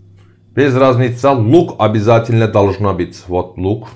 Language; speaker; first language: Russian; non-native, learner; Turkish